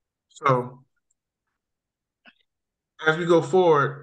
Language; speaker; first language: English; native; English